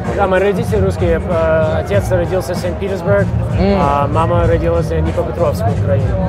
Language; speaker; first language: Russian; early bilingual, heritage; Russian